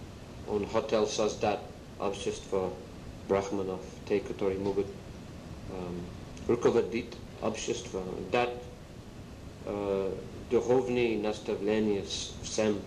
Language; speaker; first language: Russian; non-native, learner; English